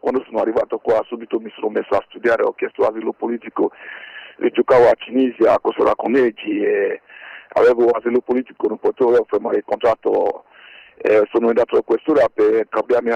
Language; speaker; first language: Italian; non-native, fluent; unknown